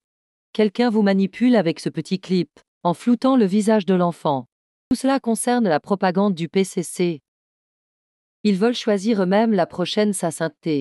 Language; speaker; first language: French; non-native, learner; Tibetan